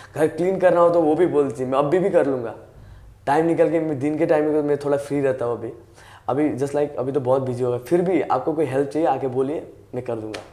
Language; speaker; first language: Hindi; native; Hindi